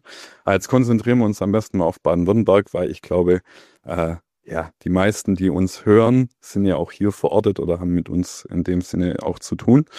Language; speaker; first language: German; native; German